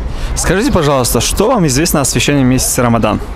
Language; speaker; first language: Russian; native; Russian